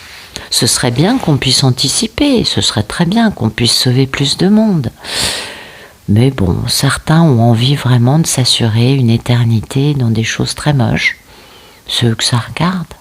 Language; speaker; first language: French; native; French